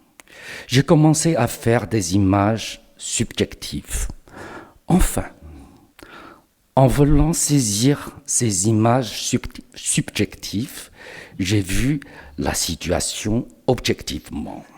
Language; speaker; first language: French; non-native, fluent; Chinese